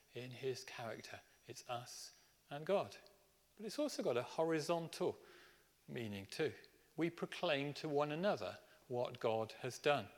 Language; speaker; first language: English; native; English